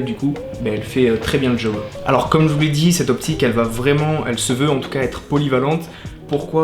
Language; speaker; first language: French; native; French